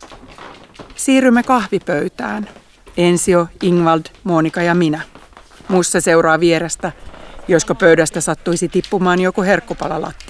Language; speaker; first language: Finnish; native; Finnish